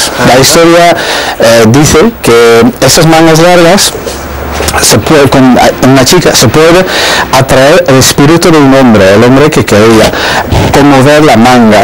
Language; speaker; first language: Spanish; non-native, fluent; Dutch